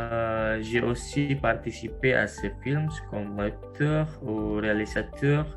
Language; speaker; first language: French; non-native, learner; Indonesian